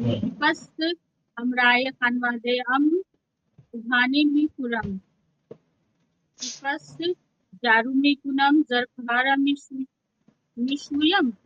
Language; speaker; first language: Persian; non-native, learner; Urdu